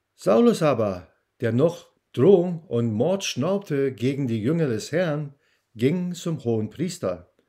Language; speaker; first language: German; non-native, fluent; English